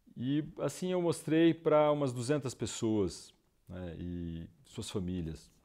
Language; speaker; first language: Portuguese; native; Portuguese